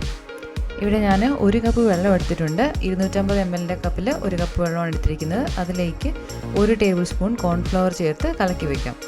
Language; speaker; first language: Malayalam; native; Malayalam